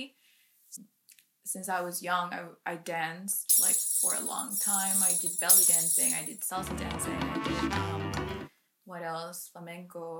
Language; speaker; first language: English; non-native, fluent; Spanish